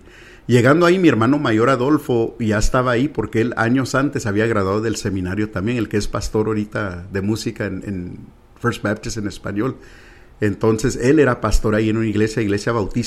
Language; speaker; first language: Spanish; early bilingual, heritage; Spanish